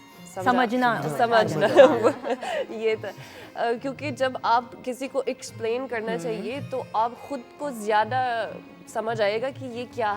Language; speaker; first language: Hindi; non-native, learner; English